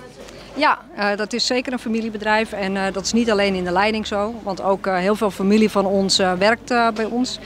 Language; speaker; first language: Dutch; native; Dutch